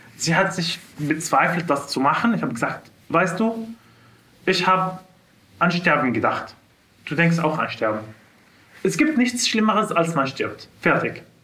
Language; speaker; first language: German; non-native, fluent; Arabic